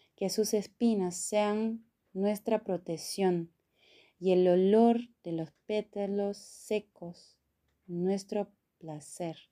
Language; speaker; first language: Spanish; non-native, fluent; Portuguese